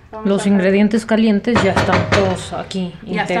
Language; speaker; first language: Spanish; native; Spanish